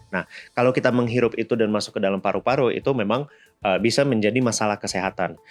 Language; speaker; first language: Indonesian; non-native, fluent; Polish